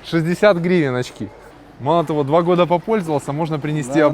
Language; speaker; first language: Russian; native; Russian